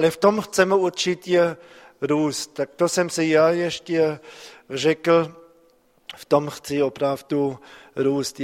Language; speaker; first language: Czech; non-native, fluent; German